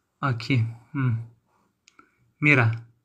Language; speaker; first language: Spanish; non-native, learner; Turkish